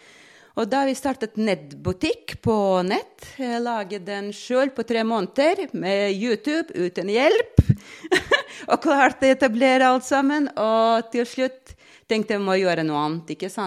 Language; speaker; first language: Norwegian; non-native, fluent; Latvian